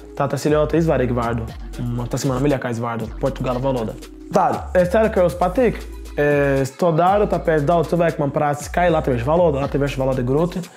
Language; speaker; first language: Latvian; non-native, learner; Portuguese